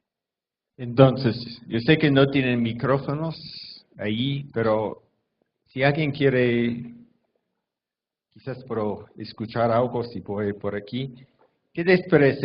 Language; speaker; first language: Spanish; non-native, fluent; English